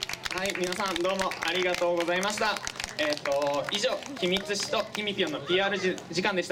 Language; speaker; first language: Japanese; native; Japanese